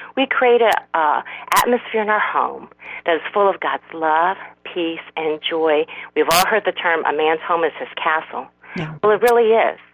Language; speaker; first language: English; non-native, fluent; Korean